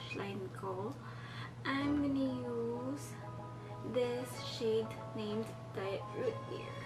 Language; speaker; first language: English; non-native, local second language; Filipino